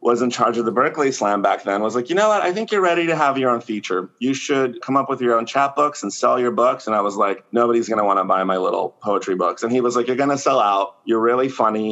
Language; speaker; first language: English; non-native, fluent; Spanish